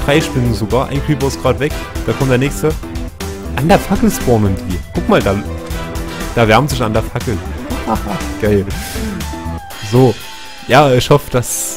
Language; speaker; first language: German; native; German